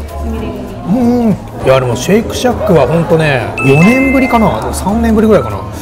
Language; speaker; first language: Japanese; native; Japanese